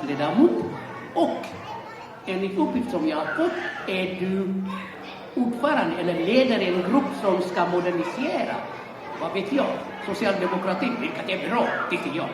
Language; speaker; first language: Swedish; non-native, fluent; Amharic